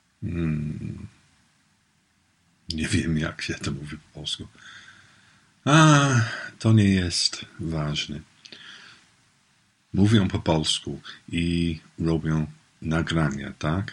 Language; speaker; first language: Polish; non-native, learner; English